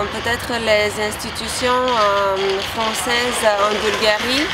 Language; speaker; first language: French; non-native, fluent; Bulgarian